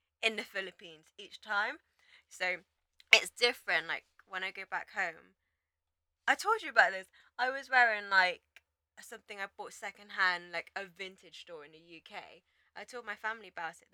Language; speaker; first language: English; native; English